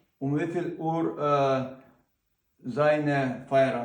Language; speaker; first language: German; non-native, learner; Ukrainian